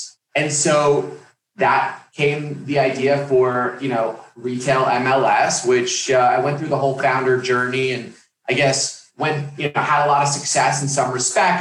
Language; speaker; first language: English; native; English